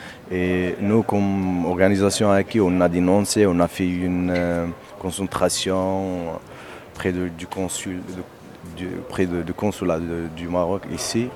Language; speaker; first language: French; non-native, local second language; Berber languages